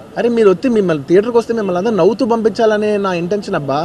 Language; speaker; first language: Telugu; native; Telugu